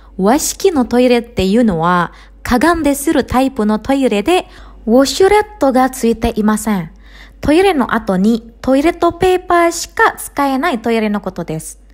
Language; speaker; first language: Japanese; non-native, fluent; Indonesian